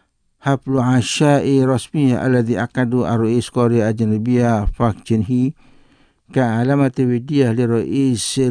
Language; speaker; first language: Arabic; non-native, fluent; Indonesian